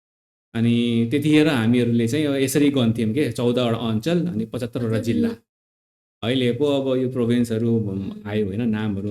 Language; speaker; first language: Nepali; native; Nepali